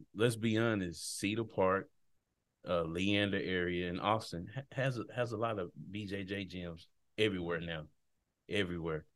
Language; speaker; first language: English; native; English